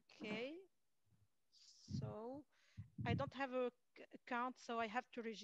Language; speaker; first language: English; non-native, fluent; Arabic